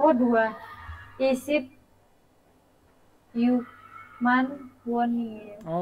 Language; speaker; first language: Korean; non-native, learner; Indonesian